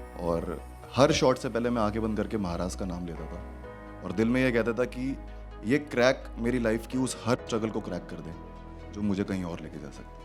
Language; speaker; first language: Hindi; native; Hindi